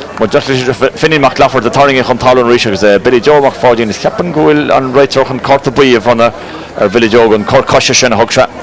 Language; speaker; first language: Irish; native; Irish